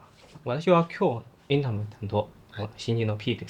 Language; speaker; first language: Japanese; non-native, learner; Chinese